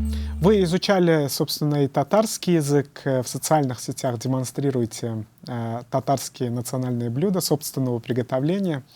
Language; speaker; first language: Russian; native; Russian